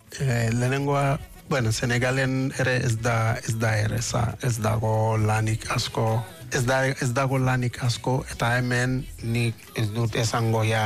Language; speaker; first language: Basque; non-native, fluent; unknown